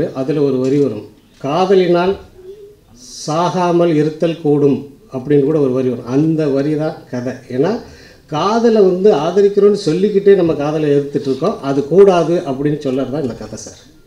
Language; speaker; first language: Tamil; native; Tamil